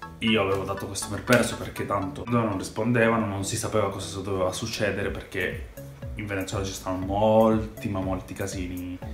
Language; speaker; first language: Italian; non-native, fluent; Spanish